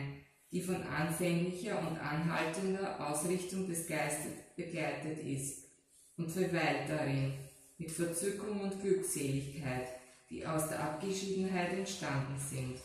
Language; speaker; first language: German; native; German